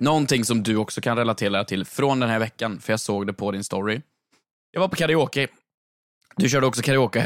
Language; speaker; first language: Swedish; native; Swedish